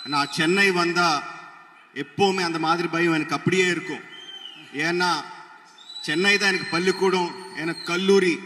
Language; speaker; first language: Tamil; non-native, local second language; Telugu